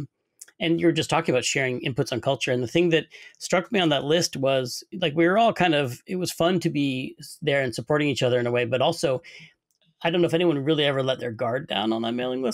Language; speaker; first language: English; native; English